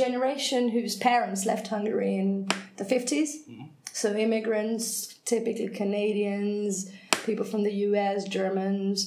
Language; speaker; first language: English; non-native, fluent; Hungarian